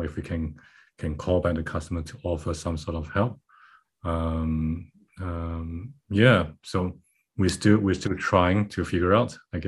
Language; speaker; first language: English; non-native, local second language; Chinese